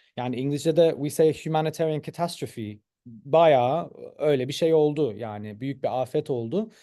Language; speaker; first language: Turkish; early bilingual, heritage; Turkish